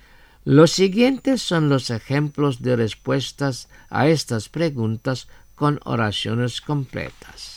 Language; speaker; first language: Spanish; non-native, fluent; Indonesian